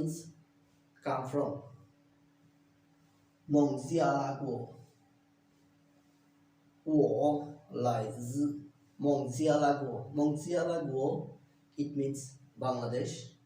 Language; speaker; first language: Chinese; non-native, learner; Bangla